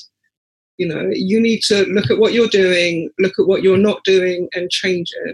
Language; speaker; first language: English; native; English